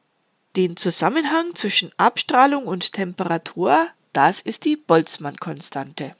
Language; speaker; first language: German; native; German